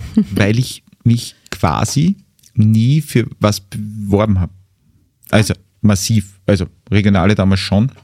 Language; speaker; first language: German; native; German